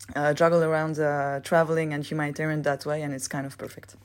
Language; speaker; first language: English; non-native, fluent; French